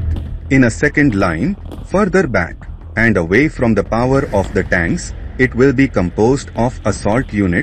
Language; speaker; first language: English; non-native, fluent; Portuguese